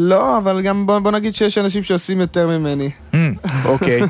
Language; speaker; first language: Hebrew; native; Hebrew